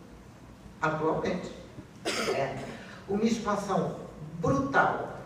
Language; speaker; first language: Portuguese; native; Portuguese